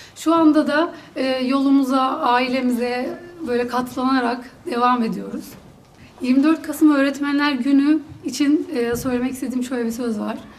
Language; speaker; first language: Turkish; native; Turkish